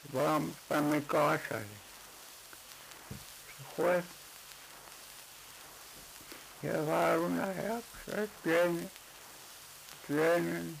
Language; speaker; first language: Spanish; non-native, local second language; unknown